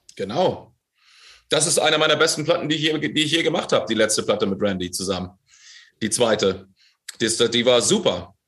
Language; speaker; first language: German; native; German